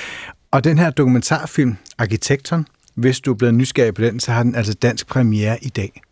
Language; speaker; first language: Danish; native; Danish